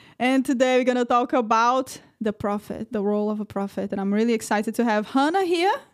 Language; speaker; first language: English; non-native, fluent; Portuguese